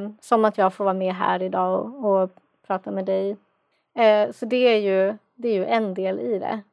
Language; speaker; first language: Swedish; native; Swedish